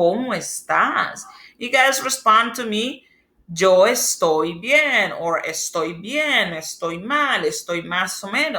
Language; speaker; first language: Spanish; non-native, fluent; English